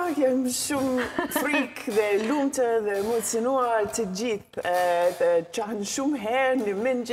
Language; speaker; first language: Albanian; non-native, learner; English